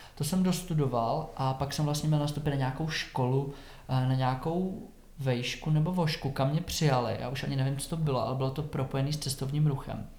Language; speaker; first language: Czech; native; Czech